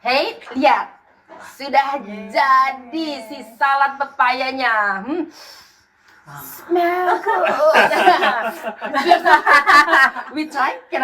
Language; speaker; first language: English; non-native, learner; Indonesian